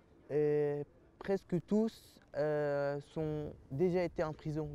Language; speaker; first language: French; early bilingual, other home language; Arabic